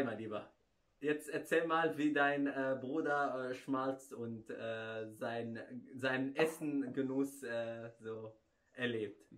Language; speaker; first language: German; non-native, fluent; Arabic